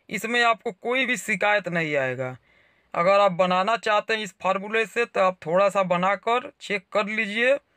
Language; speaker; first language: Hindi; native; Hindi